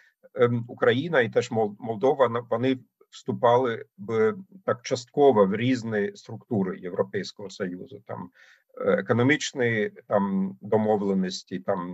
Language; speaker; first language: Ukrainian; non-native, fluent; German